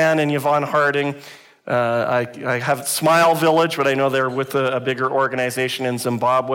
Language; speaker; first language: English; native; English